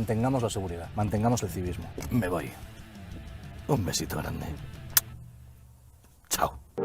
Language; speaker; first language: Spanish; native; Spanish